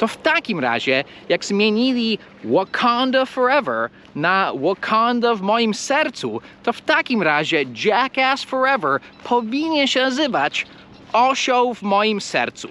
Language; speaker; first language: Polish; non-native, fluent; English